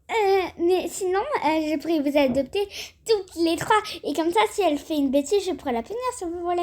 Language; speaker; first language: French; native; French